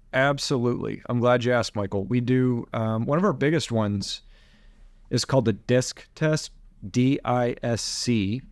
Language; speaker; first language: English; native; English